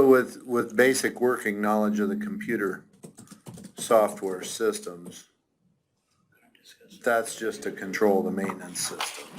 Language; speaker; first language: English; native; English